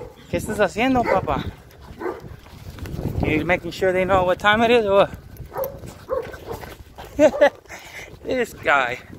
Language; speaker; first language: English; early bilingual, other home language; Spanish